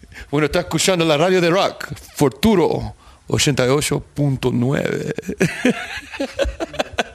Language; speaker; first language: Spanish; early bilingual, heritage; Spanish